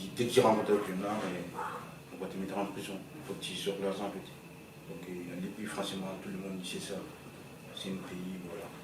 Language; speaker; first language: French; non-native, local second language; Soninke